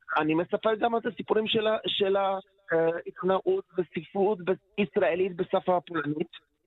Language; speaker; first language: Hebrew; non-native, fluent; Polish